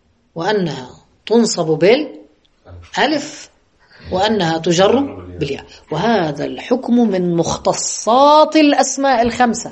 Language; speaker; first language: Arabic; native; Arabic